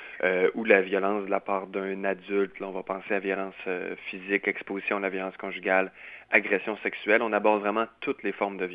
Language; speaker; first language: French; native; French